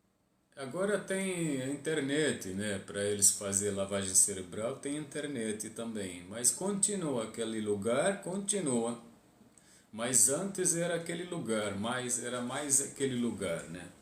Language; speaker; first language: Portuguese; non-native, fluent; Arabic